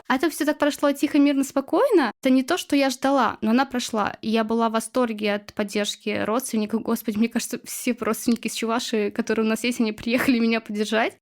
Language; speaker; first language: Russian; native; Russian